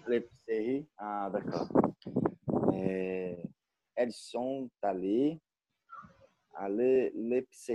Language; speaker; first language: French; non-native, learner; Portuguese